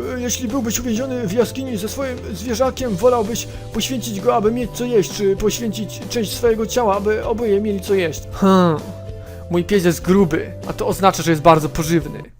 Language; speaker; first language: Polish; native; Polish